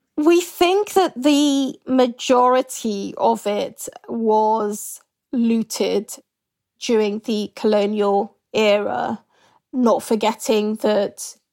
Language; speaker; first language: English; early bilingual, other home language; Yoruba